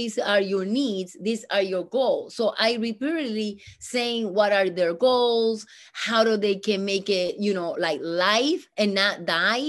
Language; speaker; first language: English; non-native, fluent; Spanish